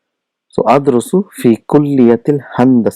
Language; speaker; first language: Arabic; non-native, fluent; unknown